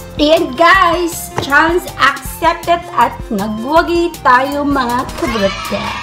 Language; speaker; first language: Filipino; non-native, local second language; Cebuano